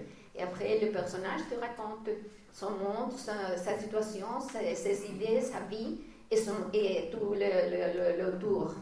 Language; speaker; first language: French; non-native, fluent; Spanish